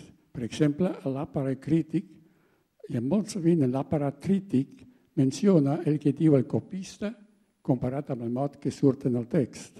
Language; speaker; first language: Catalan; non-native, fluent; German